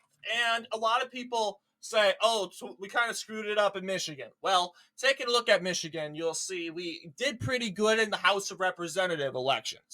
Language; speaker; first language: English; native; English